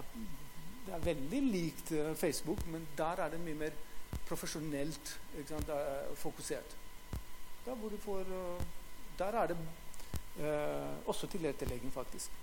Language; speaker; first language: Norwegian; non-native, fluent; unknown